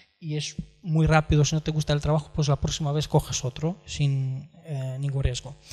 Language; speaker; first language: Spanish; non-native, fluent; Romanian